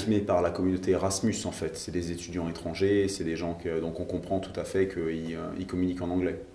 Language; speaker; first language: French; native; French